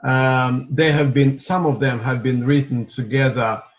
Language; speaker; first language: English; non-native, fluent; Russian